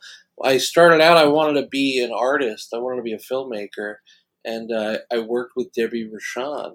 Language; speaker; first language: English; native; English